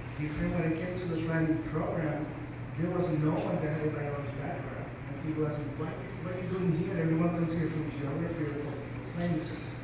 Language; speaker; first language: English; non-native, fluent; Spanish